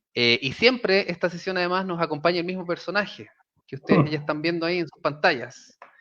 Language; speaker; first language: Spanish; native; Spanish